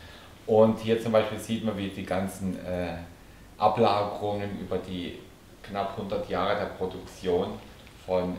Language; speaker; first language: German; native; German